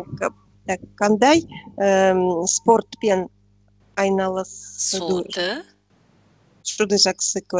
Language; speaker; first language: Kazakh; non-native, learner; Russian